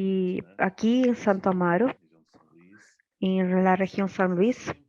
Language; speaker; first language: Spanish; non-native, learner; Portuguese